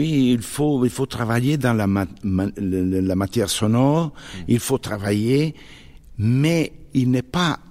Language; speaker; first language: French; non-native, fluent; Italian